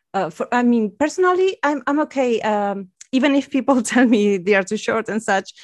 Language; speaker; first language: English; non-native, fluent; Spanish